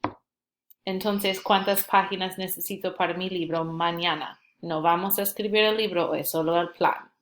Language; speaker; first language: Spanish; non-native, fluent; English